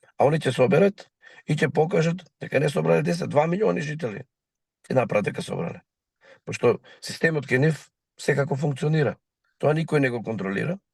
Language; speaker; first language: Macedonian; native; Macedonian